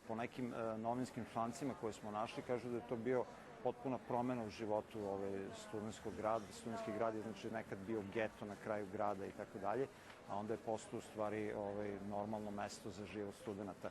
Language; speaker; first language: Serbian; native; Serbian